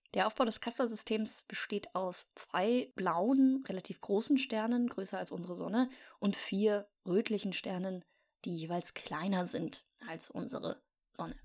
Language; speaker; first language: German; native; German